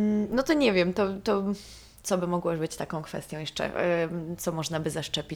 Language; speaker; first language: Polish; native; Polish